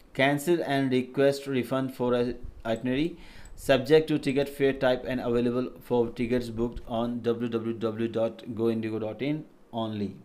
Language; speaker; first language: Hindi; native; Hindi